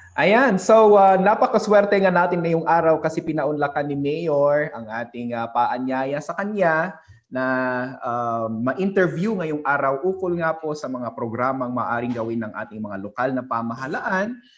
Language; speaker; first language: Filipino; non-native, local second language; Iloko